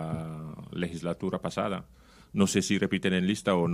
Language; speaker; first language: Spanish; non-native, fluent; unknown